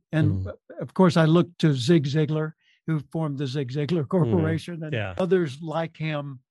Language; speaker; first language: English; native; English